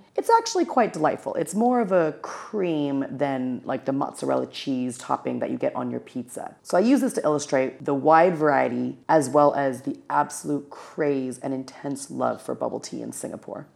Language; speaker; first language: English; native; English